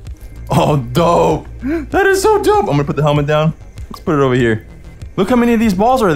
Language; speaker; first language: English; native; English